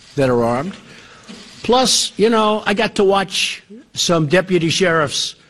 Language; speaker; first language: English; early bilingual, other home language; Spanish